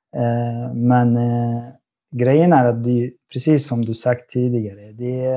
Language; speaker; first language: Swedish; non-native, fluent; Arabic